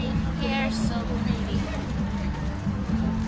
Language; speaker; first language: English; non-native, learner; Korean